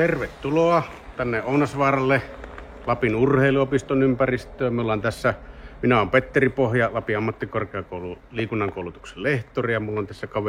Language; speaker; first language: Finnish; native; Finnish